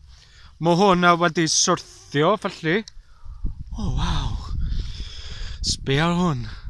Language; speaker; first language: Welsh; non-native, learner; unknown